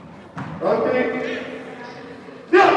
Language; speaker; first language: Italian; native; Italian